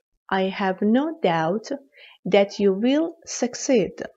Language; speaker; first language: English; non-native, fluent; Persian